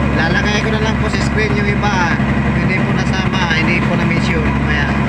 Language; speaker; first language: Filipino; non-native, local second language; Cebuano